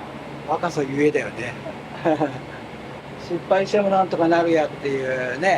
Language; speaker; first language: Japanese; native; Japanese